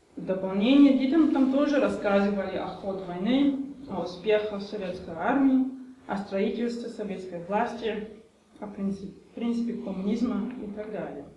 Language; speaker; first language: Russian; non-native, fluent; German